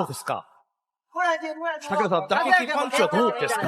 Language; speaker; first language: Japanese; native; Japanese